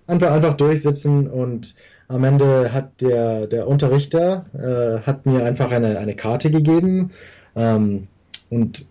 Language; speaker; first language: German; early bilingual, heritage; English